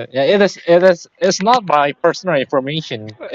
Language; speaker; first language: English; non-native, learner; Korean